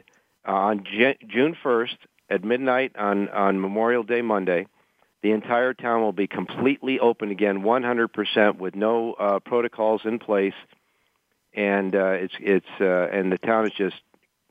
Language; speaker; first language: English; native; English